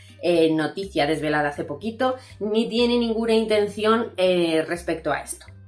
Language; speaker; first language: Spanish; native; Spanish